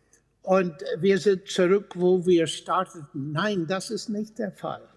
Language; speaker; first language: German; non-native, fluent; English